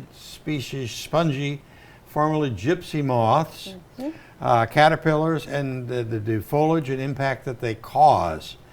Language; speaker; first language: English; native; English